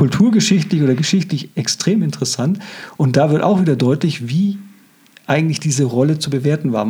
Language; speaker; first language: German; native; German